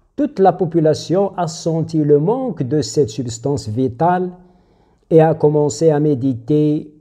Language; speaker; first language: French; non-native, local second language; Arabic